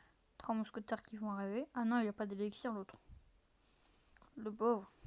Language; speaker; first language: French; native; French